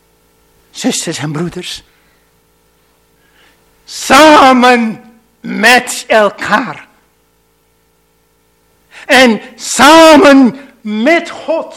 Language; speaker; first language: Dutch; non-native, fluent; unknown